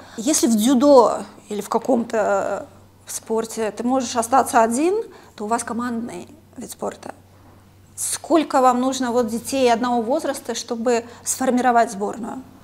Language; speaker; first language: Russian; native; Russian